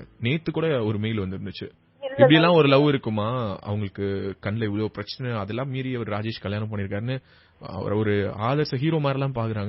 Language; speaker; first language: Tamil; native; Tamil